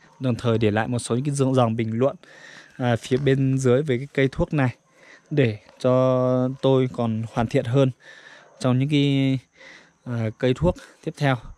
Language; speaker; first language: Vietnamese; non-native, local second language; Iu Mien